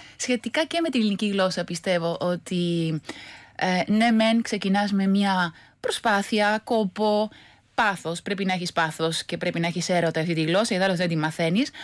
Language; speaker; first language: Greek; non-native, fluent; Spanish